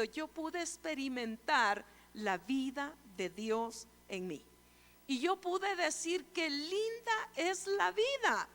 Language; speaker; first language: Spanish; native; Spanish